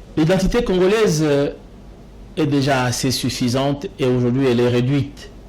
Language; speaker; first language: French; non-native, local second language; Lingala